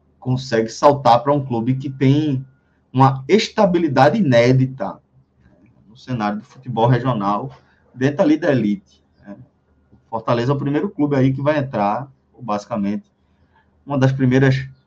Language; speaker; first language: Portuguese; native; Portuguese